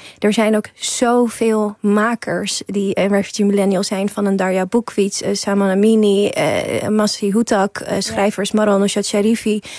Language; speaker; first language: Dutch; early bilingual, other home language; Persian